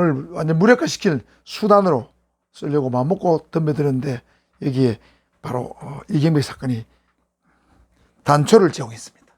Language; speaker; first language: Korean; native; Korean